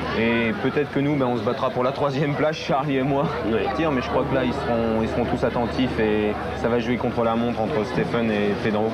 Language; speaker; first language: French; native; French